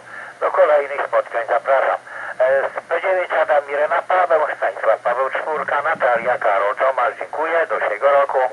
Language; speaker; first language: Polish; native; Polish